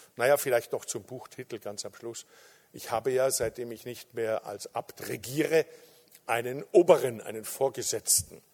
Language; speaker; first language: German; native; German